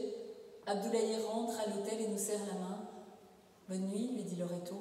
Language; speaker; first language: French; native; French